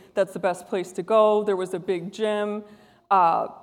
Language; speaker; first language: English; native; English